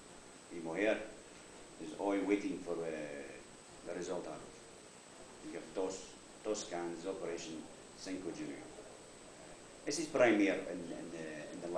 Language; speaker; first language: English; non-native, learner; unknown